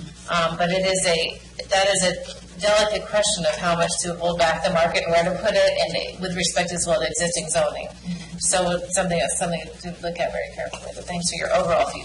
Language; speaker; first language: English; native; English